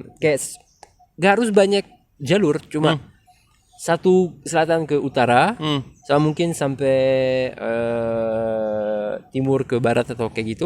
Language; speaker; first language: Indonesian; non-native, fluent; French